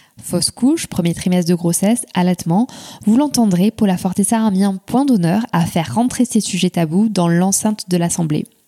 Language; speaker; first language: French; native; French